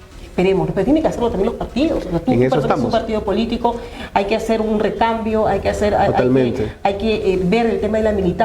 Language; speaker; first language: Spanish; native; Spanish